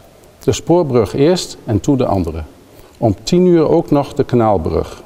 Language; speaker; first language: Dutch; native; Dutch